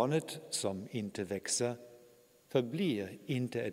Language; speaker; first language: Swedish; non-native, fluent; German